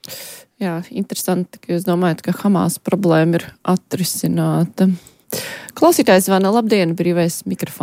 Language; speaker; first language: Latvian; native; Latvian